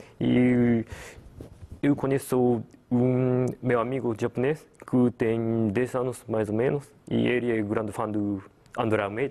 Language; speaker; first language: Portuguese; non-native, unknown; Japanese